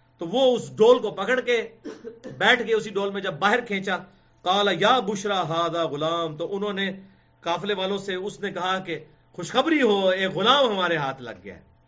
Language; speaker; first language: Urdu; non-native, local second language; Punjabi